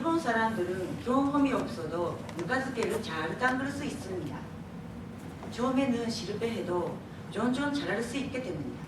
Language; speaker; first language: Korean; non-native, fluent; Japanese